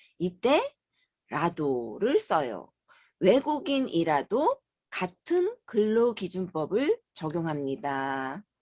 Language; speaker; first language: Korean; native; Korean